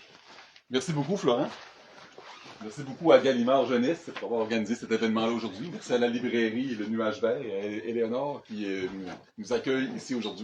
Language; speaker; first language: French; native; French